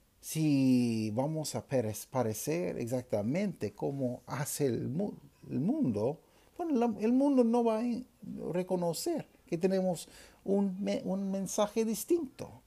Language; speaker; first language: Spanish; non-native, fluent; English